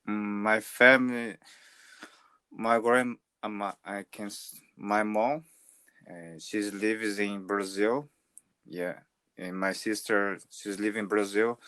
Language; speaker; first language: English; non-native, learner; Portuguese